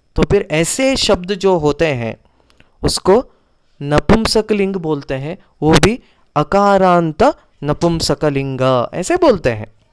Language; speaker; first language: Hindi; non-native, local second language; Kannada